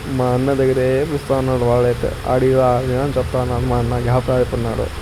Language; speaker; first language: Telugu; non-native, local second language; Urdu